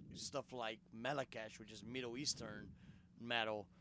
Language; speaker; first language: English; non-native, fluent; Portuguese